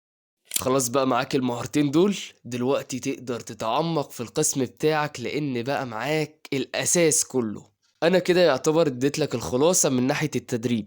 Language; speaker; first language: Arabic; native; Arabic